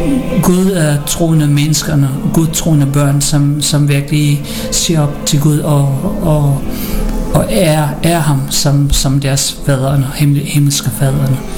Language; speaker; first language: Danish; non-native, fluent; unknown